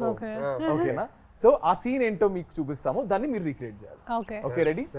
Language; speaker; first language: Telugu; native; Telugu